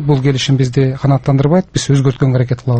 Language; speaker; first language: Kyrgyz; native; Kyrgyz